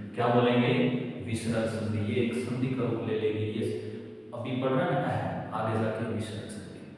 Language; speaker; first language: Hindi; native; Hindi